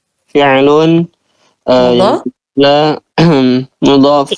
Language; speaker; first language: Arabic; non-native, learner; Indonesian